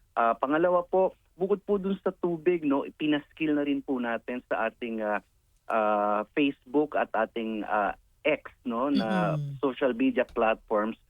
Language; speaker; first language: Filipino; native; Filipino